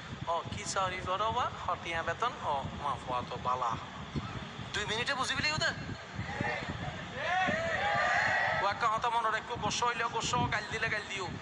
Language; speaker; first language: Bangla; non-native, local second language; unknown